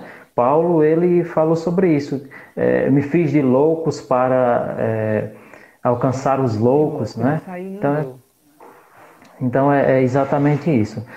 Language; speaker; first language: Portuguese; native; Portuguese